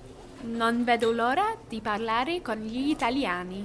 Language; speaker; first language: Italian; non-native, learner; English